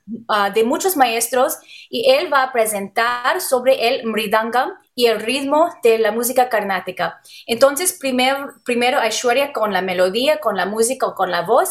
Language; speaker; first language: Spanish; non-native, learner; English